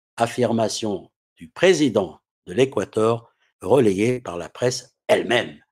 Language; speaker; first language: French; non-native, fluent; English